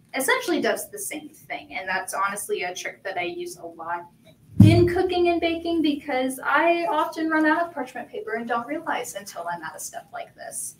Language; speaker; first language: English; native; English